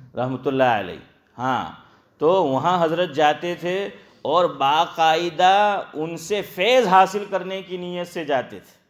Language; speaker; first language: Hindi; non-native, local second language; Gujarati